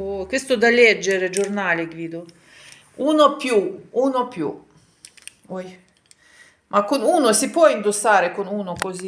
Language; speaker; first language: Italian; non-native, learner; Ukrainian